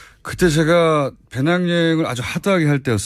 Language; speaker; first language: Korean; native; Korean